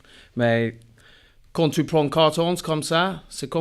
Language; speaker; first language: French; non-native, learner; English